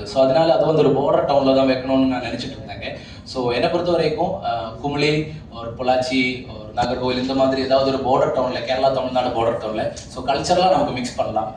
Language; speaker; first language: Tamil; non-native, fluent; Malayalam